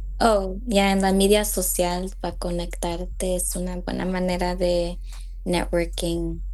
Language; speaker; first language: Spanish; early bilingual, heritage; Spanish